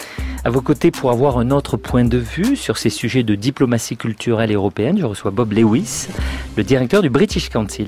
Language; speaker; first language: French; native; French